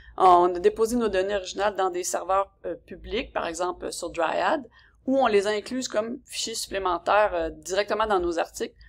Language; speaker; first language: French; native; French